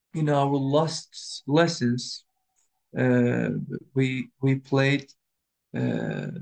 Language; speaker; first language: English; non-native, learner; Turkish